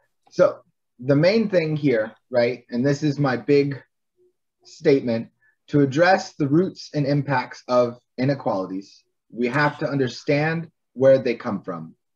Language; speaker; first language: English; native; English